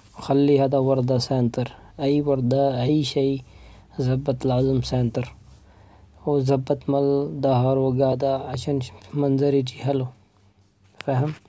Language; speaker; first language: Arabic; non-native, learner; Urdu